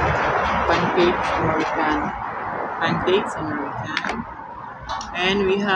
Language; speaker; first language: English; non-native, learner; Filipino